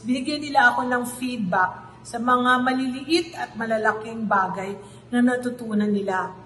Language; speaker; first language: Filipino; native; Filipino